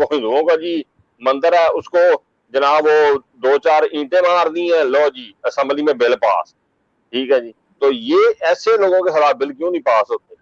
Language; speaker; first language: Urdu; non-native, local second language; Punjabi